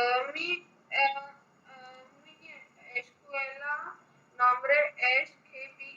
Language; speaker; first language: Spanish; non-native, learner; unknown